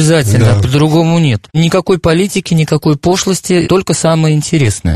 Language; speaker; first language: Russian; native; Russian